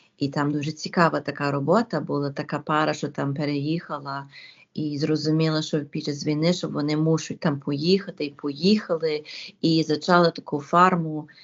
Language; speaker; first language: Ukrainian; early bilingual, heritage; Ukrainian